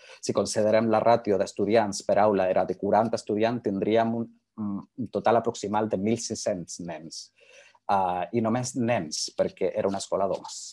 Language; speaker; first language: Catalan; native; Catalan